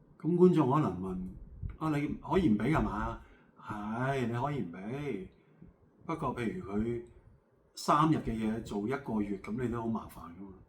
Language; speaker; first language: Cantonese; native; Cantonese